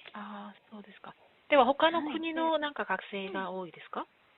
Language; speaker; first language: Japanese; non-native, fluent; Korean